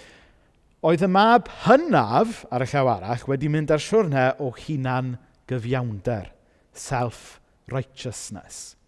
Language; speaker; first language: Welsh; native; Welsh